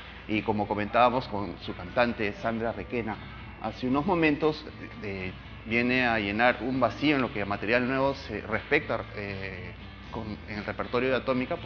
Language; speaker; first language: Spanish; native; Spanish